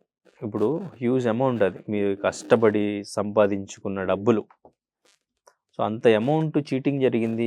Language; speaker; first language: Telugu; native; Telugu